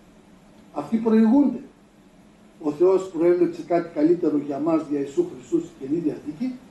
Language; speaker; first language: Greek; native; Greek